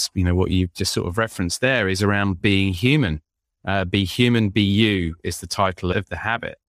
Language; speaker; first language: English; native; English